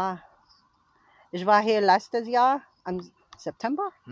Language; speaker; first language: German; non-native, learner; Cebuano